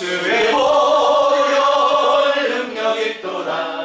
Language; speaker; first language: Korean; native; Korean